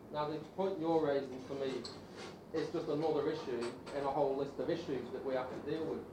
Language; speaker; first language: English; native; English